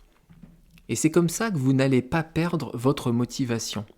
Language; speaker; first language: French; native; French